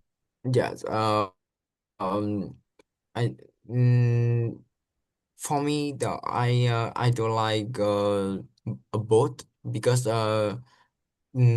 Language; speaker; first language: English; non-native, learner; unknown